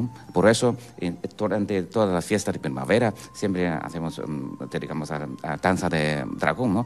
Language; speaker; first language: Spanish; non-native, fluent; Chinese